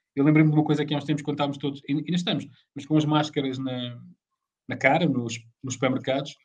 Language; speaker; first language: Portuguese; native; Portuguese